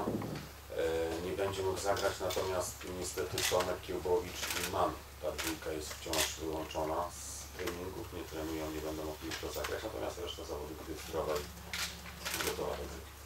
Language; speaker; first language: Polish; native; Polish